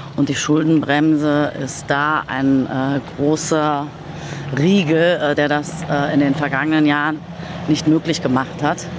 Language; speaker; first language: German; early bilingual, other home language; Turkish